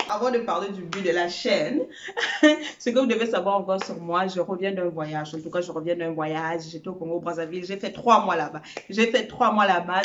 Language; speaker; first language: French; early bilingual, other home language; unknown